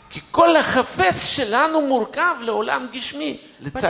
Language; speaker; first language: Hebrew; non-native, fluent; Russian